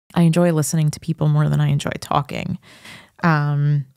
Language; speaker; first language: English; native; English